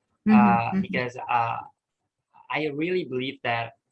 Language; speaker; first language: English; non-native, learner; Indonesian